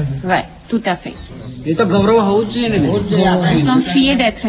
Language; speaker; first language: French; non-native, learner; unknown